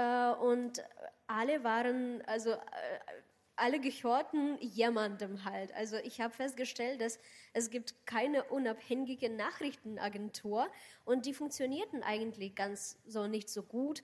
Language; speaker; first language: German; non-native, fluent; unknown